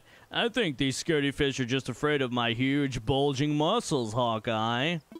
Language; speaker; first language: English; native; English